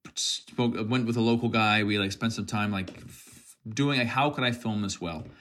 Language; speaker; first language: English; native; English